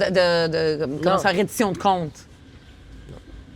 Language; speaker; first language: French; native; French